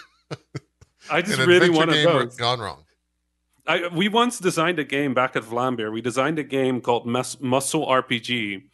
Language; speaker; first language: English; non-native, fluent; Dutch